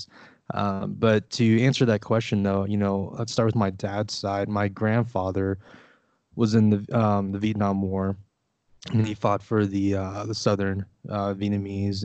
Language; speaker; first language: English; early bilingual, other home language; Vietnamese